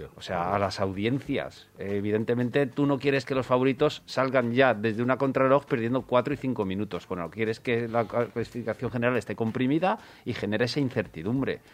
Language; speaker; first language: Spanish; native; Spanish